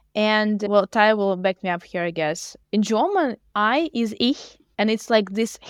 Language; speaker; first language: English; non-native, fluent; Russian